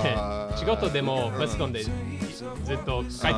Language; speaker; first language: Japanese; non-native, fluent; English